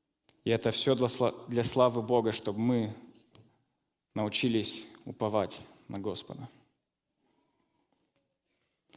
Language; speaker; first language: Russian; early bilingual, heritage; Russian